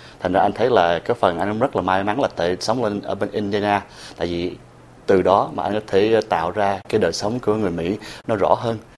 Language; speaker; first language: Vietnamese; early bilingual, heritage; Vietnamese